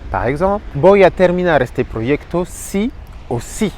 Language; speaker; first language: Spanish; non-native, fluent; French